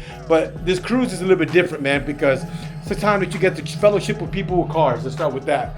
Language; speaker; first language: English; native; English